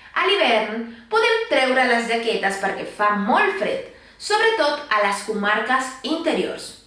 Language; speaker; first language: Catalan; non-native, local second language; Spanish